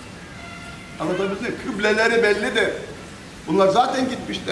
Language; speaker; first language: Turkish; native; Turkish